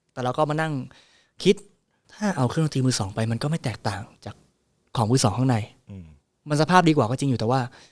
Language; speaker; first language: Thai; native; Thai